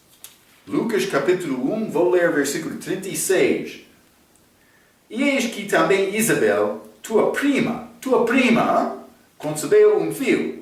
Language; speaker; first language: Portuguese; non-native, fluent; English